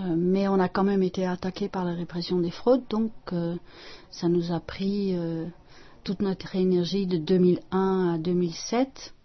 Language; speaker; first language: French; non-native, fluent; Dutch